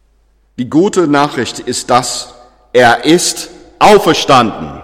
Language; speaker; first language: German; non-native, fluent; English